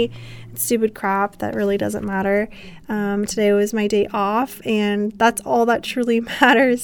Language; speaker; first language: English; native; English